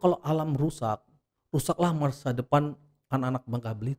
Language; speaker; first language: Indonesian; native; Indonesian